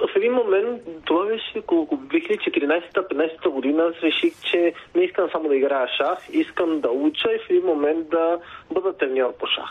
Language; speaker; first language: Bulgarian; non-native, fluent; Spanish